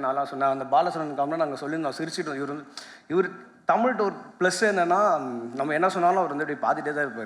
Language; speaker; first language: Tamil; native; Tamil